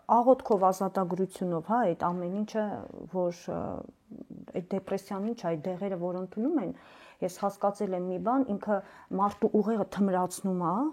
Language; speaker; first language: Armenian; native; Armenian